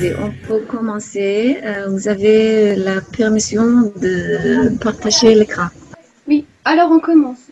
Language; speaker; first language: French; non-native, learner; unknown